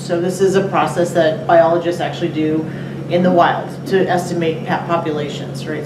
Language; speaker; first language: English; native; English